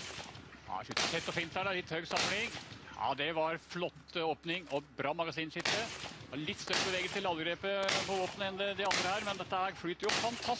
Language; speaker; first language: Norwegian; native; Norwegian